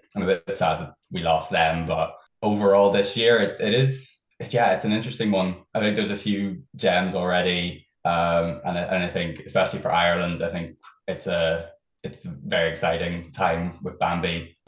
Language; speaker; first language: English; native; English